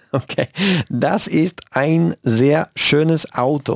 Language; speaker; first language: German; non-native, learner; Spanish